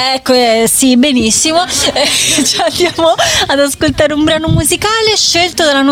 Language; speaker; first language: Italian; native; Italian